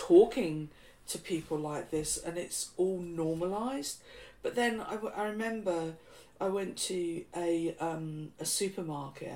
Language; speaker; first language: English; native; English